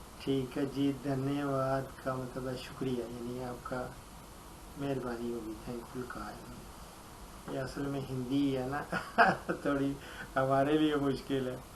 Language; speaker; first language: Urdu; non-native, local second language; Punjabi